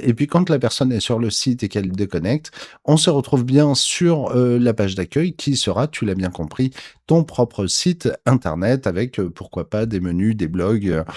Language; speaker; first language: French; native; French